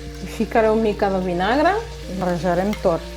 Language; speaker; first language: Catalan; non-native, fluent; Fula